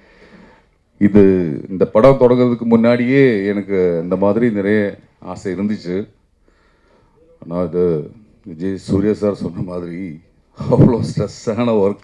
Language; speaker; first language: Tamil; non-native, learner; Malayalam